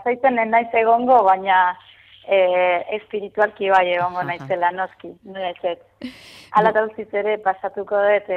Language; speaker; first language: Basque; non-native, fluent; Spanish